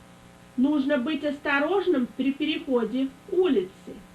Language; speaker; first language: Russian; native; Russian